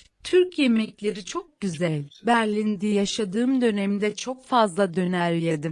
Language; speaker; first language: Turkish; non-native, learner; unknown